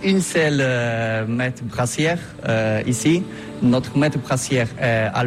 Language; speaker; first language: French; non-native, learner; Polish